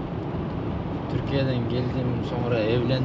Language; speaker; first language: Turkish; non-native, learner; Kyrgyz